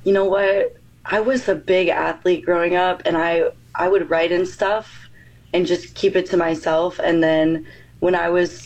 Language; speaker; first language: English; native; English